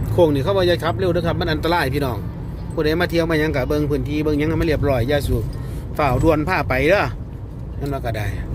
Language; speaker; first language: Thai; native; Thai